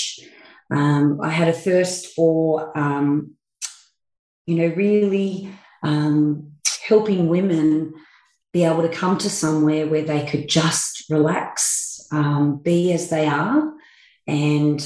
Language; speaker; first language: English; native; English